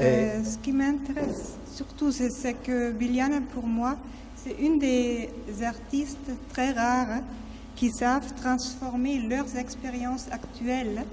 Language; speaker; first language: French; non-native, fluent; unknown